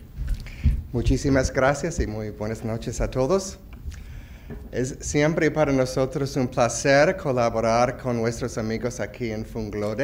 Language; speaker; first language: Spanish; non-native, fluent; English